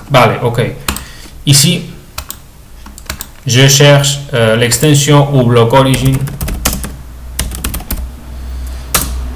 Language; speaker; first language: French; non-native, learner; Spanish